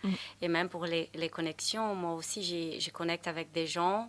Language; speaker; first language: French; non-native, fluent; Portuguese